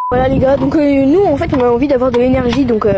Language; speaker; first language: French; native; French